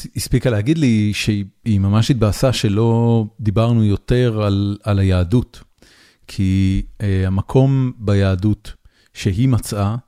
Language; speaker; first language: Hebrew; native; Hebrew